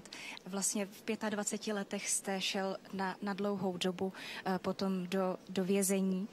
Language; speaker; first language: Czech; native; Czech